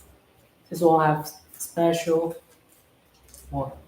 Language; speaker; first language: English; non-native, learner; Chinese